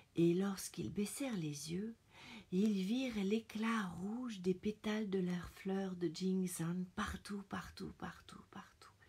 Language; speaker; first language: French; native; French